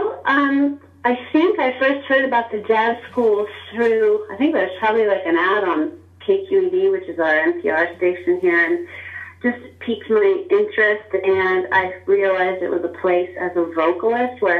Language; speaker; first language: English; native; English